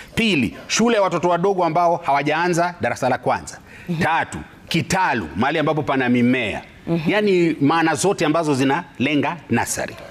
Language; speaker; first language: Swahili; non-native, local second language; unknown